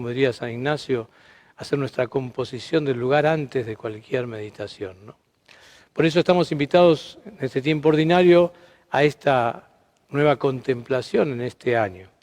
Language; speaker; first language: Spanish; native; Spanish